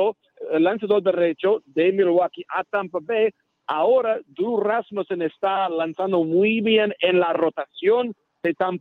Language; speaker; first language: Spanish; non-native, learner; English